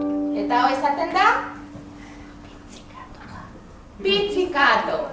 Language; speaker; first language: Basque; non-native, local second language; Spanish